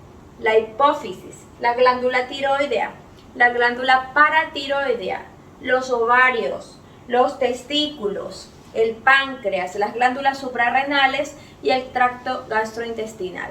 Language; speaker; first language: Spanish; native; Spanish